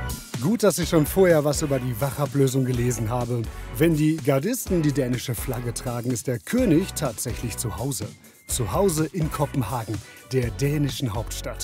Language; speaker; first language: German; native; German